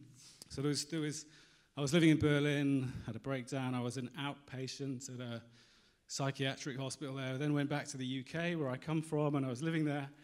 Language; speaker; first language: English; native; English